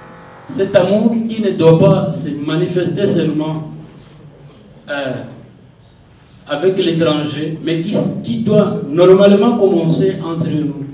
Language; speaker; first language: French; non-native, local second language; Swahili